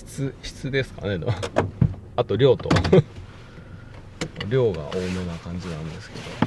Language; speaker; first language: Japanese; native; Japanese